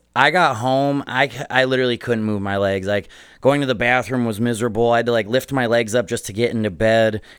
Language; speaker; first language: English; native; English